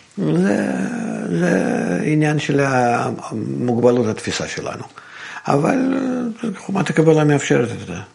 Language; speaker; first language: Hebrew; non-native, fluent; Russian